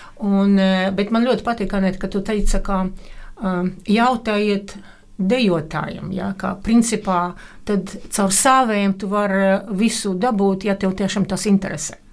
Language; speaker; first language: Latvian; non-native, local second language; Russian